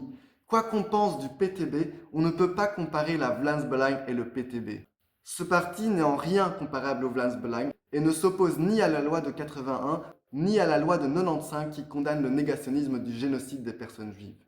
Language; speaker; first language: French; native; French